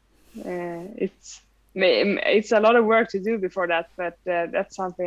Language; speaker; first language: English; non-native, fluent; Swedish